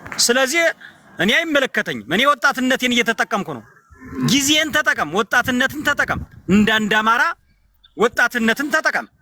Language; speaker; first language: Amharic; native; Amharic